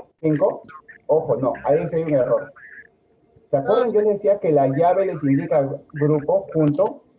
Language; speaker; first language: Spanish; native; Spanish